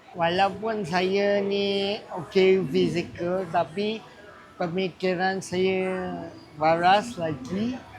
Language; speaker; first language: Malay; non-native, local second language; Chinese